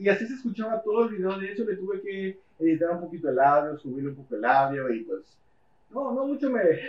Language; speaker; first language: Spanish; early bilingual, heritage; Spanish